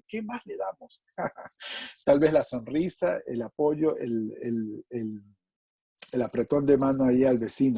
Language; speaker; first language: Spanish; native; Spanish